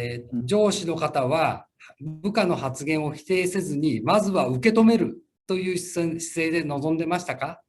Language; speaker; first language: Japanese; native; Japanese